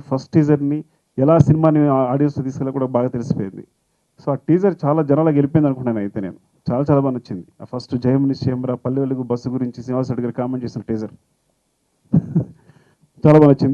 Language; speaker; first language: Telugu; native; Telugu